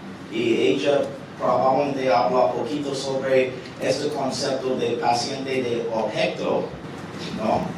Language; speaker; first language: Spanish; early bilingual, heritage; English